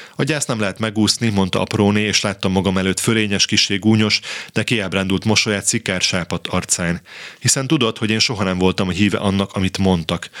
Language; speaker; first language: Hungarian; native; Hungarian